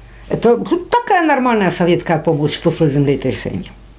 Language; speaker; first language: Russian; non-native, fluent; Czech